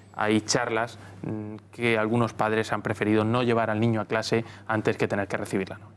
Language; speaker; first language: Spanish; native; Spanish